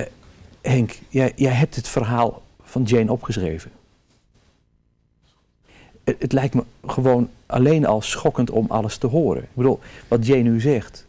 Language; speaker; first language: Dutch; native; Dutch